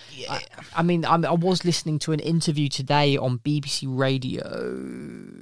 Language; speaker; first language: English; native; English